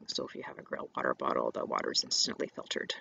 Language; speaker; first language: English; native; English